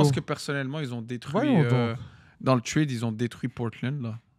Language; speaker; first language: French; native; French